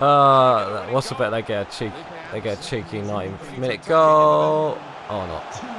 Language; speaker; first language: English; native; English